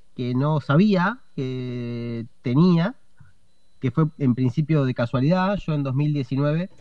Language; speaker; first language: Spanish; native; Spanish